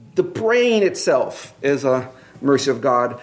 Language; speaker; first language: English; non-native, fluent; Portuguese